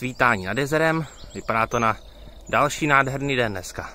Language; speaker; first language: Czech; native; Czech